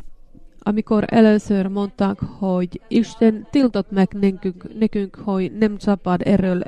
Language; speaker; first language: Hungarian; non-native, learner; Finnish